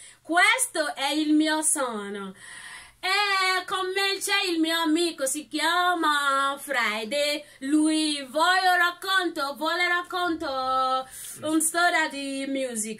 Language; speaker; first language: Italian; non-native, learner; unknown